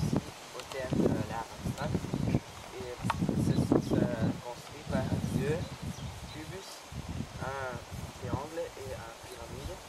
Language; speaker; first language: French; non-native, local second language; Dutch